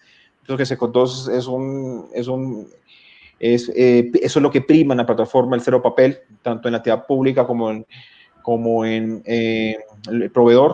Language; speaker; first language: Spanish; native; Spanish